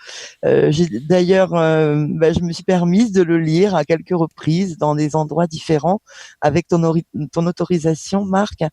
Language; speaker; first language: French; native; French